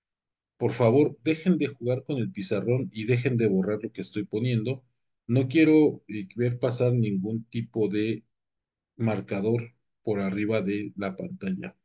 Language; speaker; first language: Spanish; native; Spanish